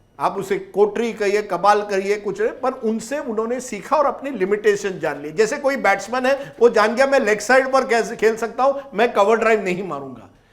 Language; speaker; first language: Hindi; non-native, local second language; Marathi